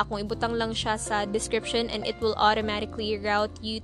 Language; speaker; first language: English; non-native, local second language; Cebuano